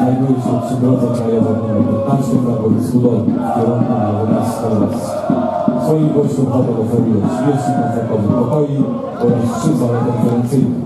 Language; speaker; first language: Polish; native; Polish